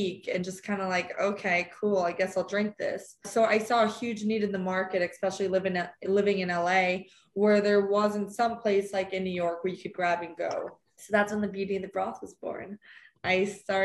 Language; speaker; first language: English; native; English